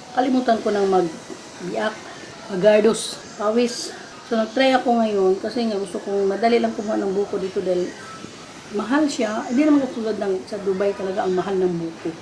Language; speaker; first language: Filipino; non-native, local second language; Cebuano